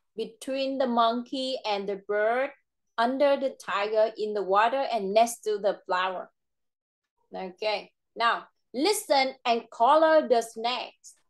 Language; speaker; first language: English; non-native, fluent; Vietnamese